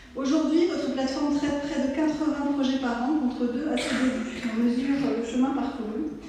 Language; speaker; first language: French; native; French